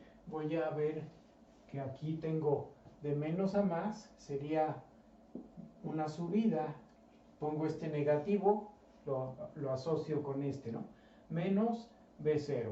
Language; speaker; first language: Spanish; native; Spanish